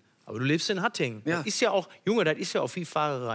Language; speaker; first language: German; native; German